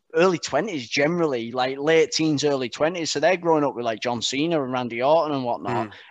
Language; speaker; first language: English; native; English